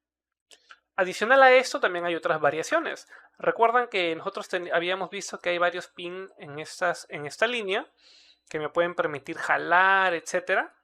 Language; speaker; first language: Spanish; native; Spanish